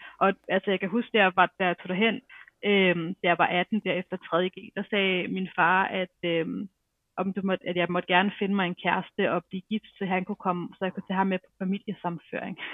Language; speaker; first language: Danish; native; Danish